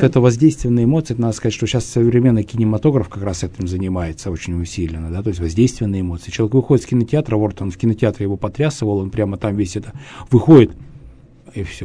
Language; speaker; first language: Russian; native; Russian